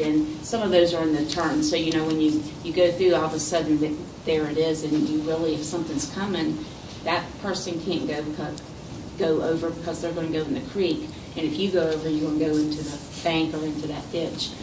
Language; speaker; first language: English; native; English